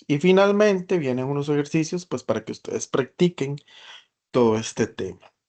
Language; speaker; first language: Spanish; native; Spanish